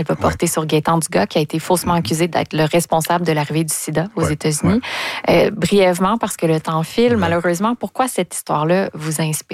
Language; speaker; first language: French; native; French